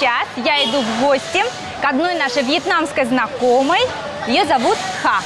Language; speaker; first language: Russian; native; Russian